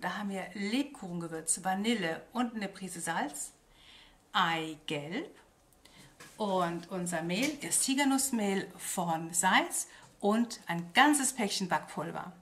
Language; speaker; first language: German; native; German